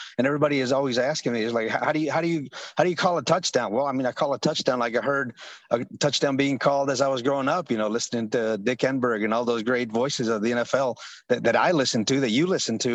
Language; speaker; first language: English; early bilingual, other home language; Spanish